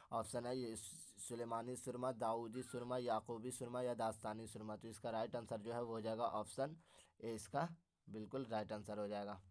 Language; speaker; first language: Urdu; native; Urdu